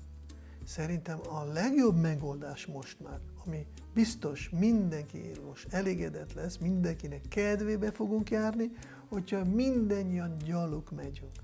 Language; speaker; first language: Hungarian; non-native, fluent; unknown